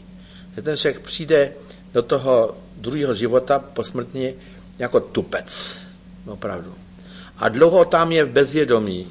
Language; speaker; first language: Czech; native; Czech